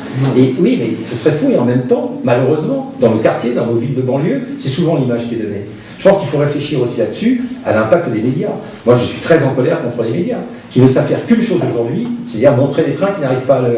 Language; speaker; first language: French; native; French